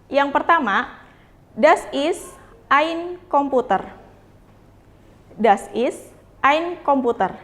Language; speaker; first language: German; non-native, fluent; Indonesian